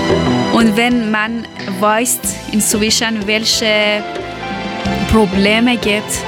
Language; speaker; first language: German; non-native, learner; Persian